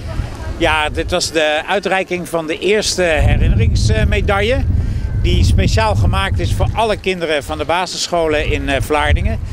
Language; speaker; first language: Dutch; native; Dutch